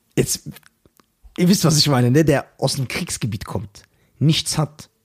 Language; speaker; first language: German; early bilingual, other home language; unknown